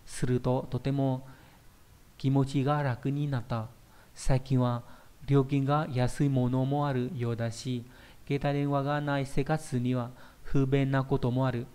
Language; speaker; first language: Japanese; non-native, fluent; Vietnamese